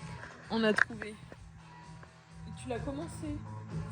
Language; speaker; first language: French; native; French